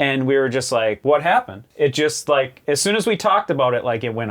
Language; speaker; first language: English; native; English